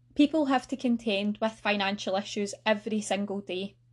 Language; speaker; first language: English; native; English